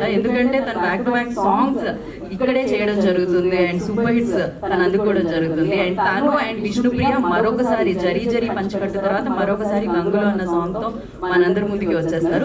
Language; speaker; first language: Telugu; native; Telugu